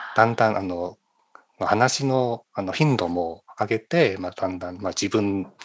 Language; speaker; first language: Japanese; non-native, fluent; Chinese